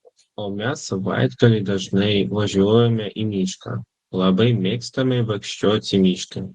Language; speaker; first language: Lithuanian; non-native, learner; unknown